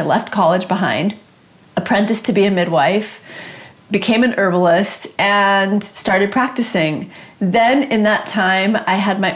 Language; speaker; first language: English; native; English